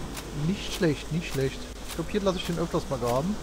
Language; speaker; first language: German; native; German